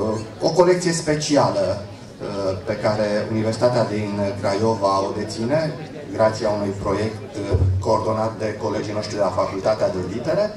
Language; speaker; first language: Romanian; native; Romanian